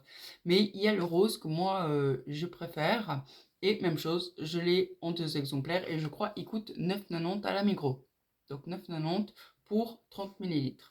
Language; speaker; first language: French; native; French